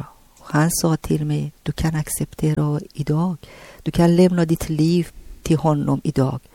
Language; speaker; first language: Swedish; non-native, learner; Persian